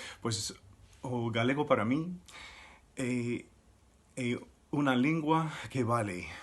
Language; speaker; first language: Galician; non-native, learner; English